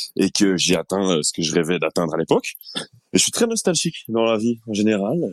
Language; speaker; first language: French; native; French